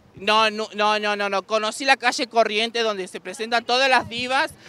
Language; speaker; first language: Spanish; native; Spanish